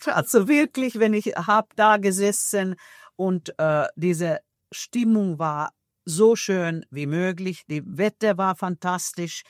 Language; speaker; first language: German; non-native, fluent; Finnish